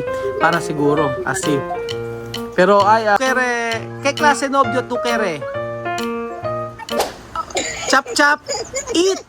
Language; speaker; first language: Spanish; non-native, learner; Filipino